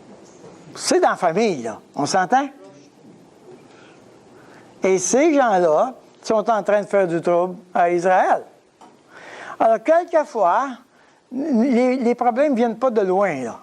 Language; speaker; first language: French; native; French